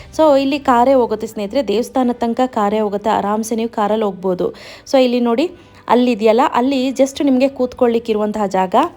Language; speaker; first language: Kannada; native; Kannada